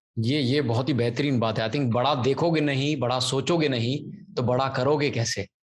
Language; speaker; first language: Hindi; non-native, local second language; Gujarati